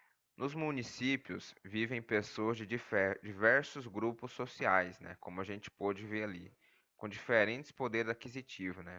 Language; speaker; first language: Portuguese; native; Portuguese